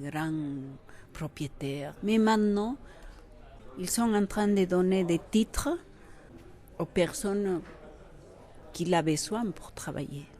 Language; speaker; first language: French; non-native, fluent; Quechua